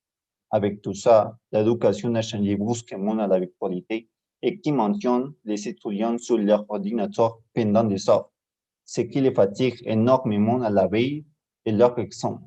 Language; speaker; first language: French; non-native, learner; Spanish